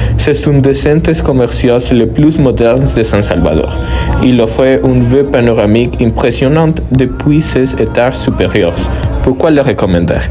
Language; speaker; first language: French; non-native, learner; Spanish